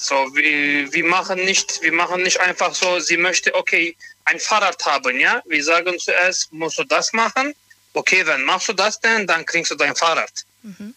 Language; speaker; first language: German; non-native, learner; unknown